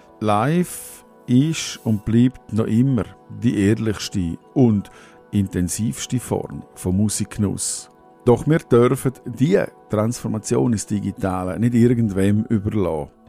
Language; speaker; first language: German; native; German